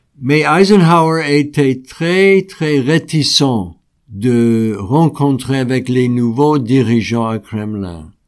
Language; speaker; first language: French; non-native, fluent; English